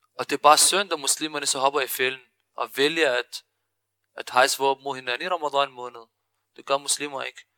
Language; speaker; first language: Danish; early bilingual, other home language; Arabic